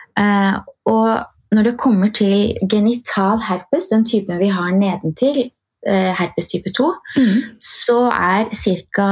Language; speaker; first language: Norwegian; early bilingual, other home language; Arabic